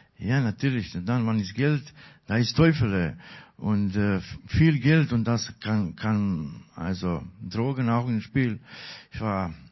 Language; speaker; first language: German; non-native, learner; Croatian